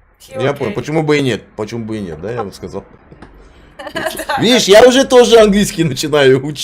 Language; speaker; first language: Russian; native; Russian